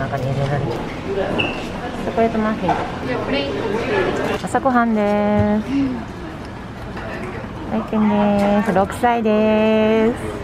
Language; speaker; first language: Japanese; native; Japanese